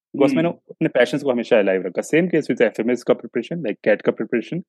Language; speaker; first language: Hindi; native; Hindi